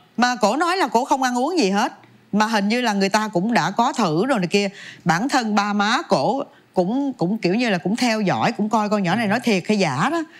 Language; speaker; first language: Vietnamese; native; Vietnamese